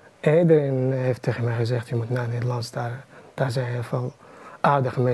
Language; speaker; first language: Dutch; non-native, learner; Arabic